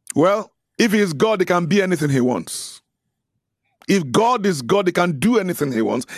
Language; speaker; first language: English; non-native, local second language; Yoruba